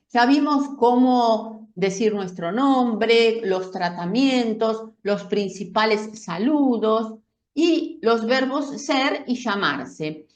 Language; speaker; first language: Spanish; native; Spanish